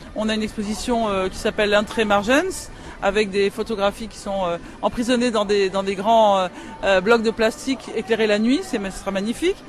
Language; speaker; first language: French; native; French